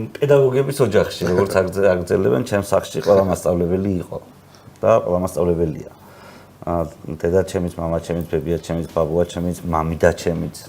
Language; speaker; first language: Georgian; native; Georgian